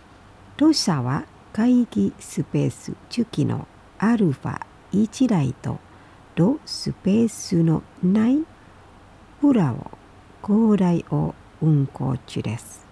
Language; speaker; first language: Japanese; non-native, fluent; Indonesian